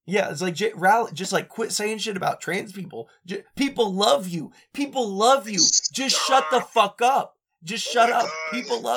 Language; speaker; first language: English; native; English